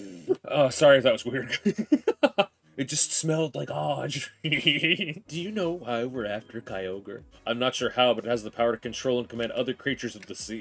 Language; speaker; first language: English; native; English